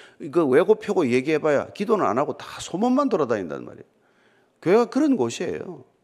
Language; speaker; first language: Korean; native; Korean